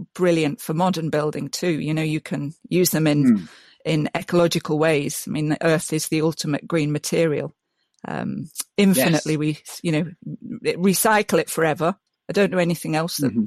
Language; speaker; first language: English; native; English